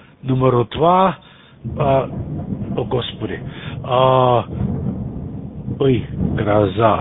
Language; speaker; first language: Russian; non-native, learner; German